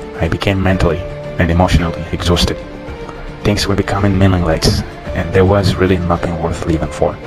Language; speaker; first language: English; non-native, fluent; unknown